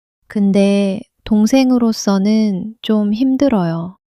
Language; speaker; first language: Korean; early bilingual, heritage; English